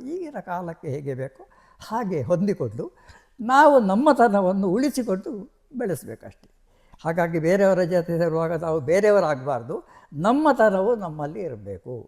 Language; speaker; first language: Kannada; non-native, local second language; Marathi